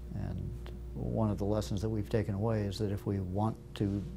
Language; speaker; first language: English; native; English